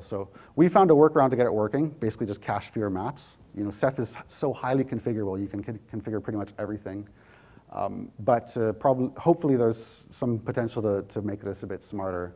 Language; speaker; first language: English; native; English